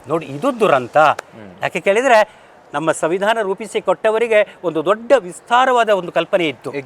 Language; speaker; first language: Kannada; native; Kannada